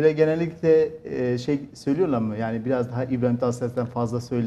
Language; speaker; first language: Turkish; native; Turkish